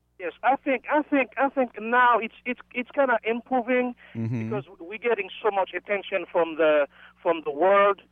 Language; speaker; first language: English; non-native, fluent; Haitian Creole